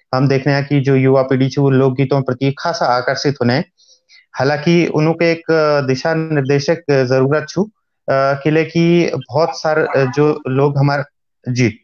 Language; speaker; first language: Hindi; non-native, local second language; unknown